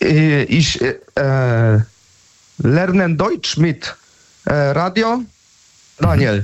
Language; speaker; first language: German; non-native, learner; Polish